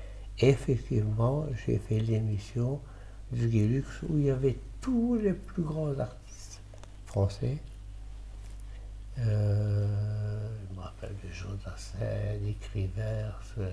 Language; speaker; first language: French; early bilingual, other home language; Italian